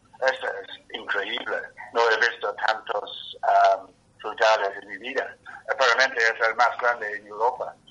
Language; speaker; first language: Spanish; non-native, learner; English